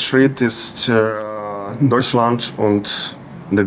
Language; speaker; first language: German; non-native, fluent; Ukrainian